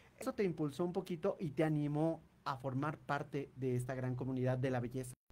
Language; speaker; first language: Spanish; native; Spanish